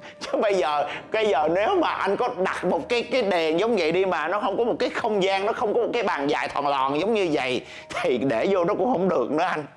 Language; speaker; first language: Vietnamese; native; Vietnamese